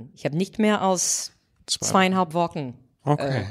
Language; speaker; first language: German; non-native, fluent; English